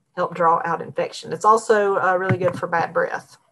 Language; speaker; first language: English; native; English